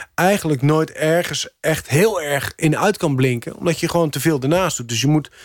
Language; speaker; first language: Dutch; native; Dutch